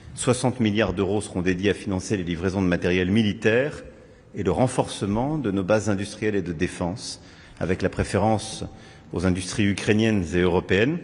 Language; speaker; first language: French; native; French